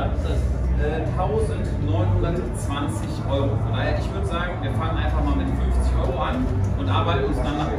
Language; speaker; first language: German; native; German